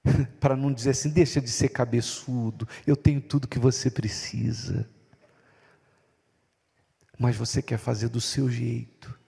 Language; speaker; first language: Portuguese; native; Portuguese